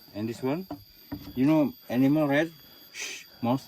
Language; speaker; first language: English; non-native, learner; Indonesian